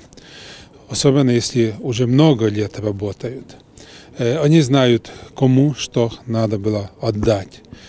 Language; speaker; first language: Ukrainian; non-native, local second language; Hungarian